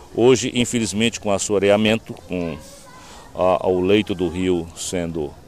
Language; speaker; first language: Portuguese; native; Portuguese